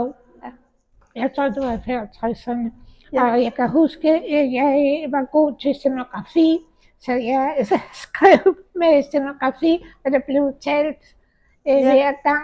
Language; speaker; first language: Danish; early bilingual, heritage; Danish